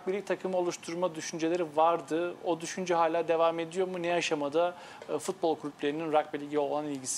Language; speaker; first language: Turkish; native; Turkish